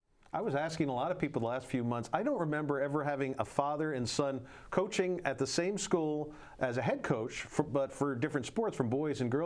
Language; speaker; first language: English; native; English